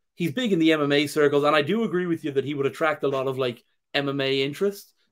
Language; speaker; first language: English; native; English